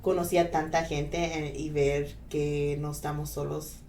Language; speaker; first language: Spanish; early bilingual, heritage; Spanish